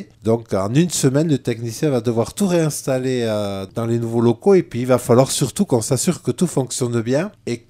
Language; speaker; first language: French; native; French